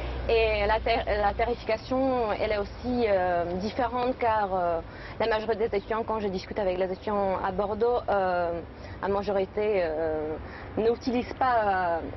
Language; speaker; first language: French; non-native, fluent; Czech